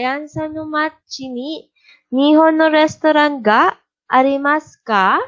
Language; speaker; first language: Japanese; non-native, fluent; Filipino